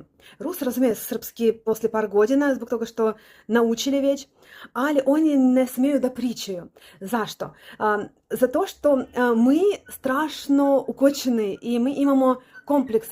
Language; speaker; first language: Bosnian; non-native, learner; Russian